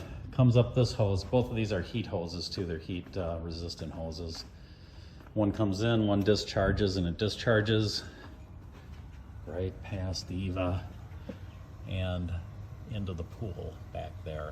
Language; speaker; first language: English; native; English